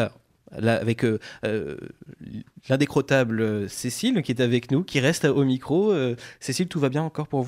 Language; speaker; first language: French; native; French